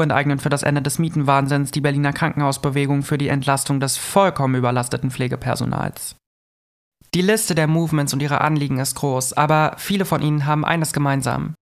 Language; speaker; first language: German; native; German